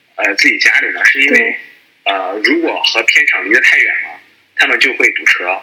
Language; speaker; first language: Chinese; native; Chinese